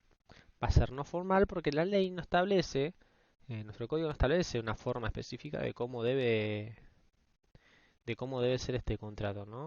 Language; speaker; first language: Spanish; native; Spanish